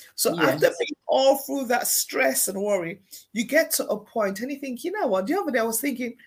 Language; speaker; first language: English; non-native, local second language; Krio